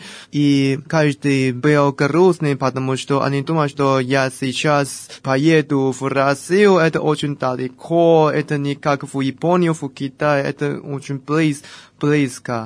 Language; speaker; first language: Russian; non-native, fluent; Chinese